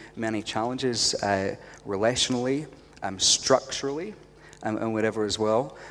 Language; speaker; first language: English; native; English